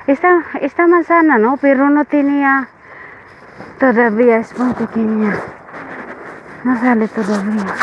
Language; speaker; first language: Spanish; non-native, learner; Filipino